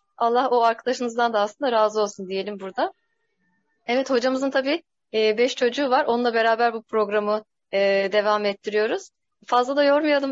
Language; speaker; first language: Turkish; native; Turkish